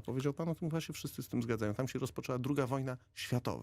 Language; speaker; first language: Polish; native; Polish